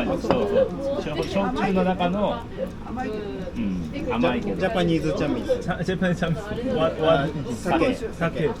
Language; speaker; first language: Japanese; non-native, learner; Korean